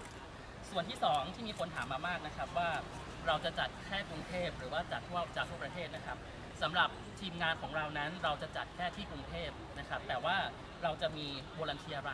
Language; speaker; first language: Thai; native; Thai